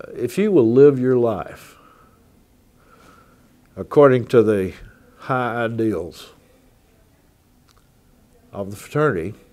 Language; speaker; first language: English; native; English